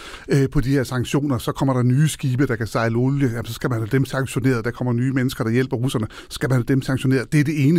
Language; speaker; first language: Danish; native; Danish